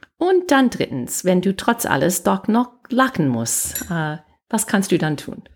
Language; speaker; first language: German; non-native, fluent; English